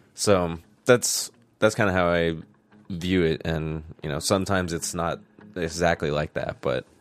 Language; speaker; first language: English; native; English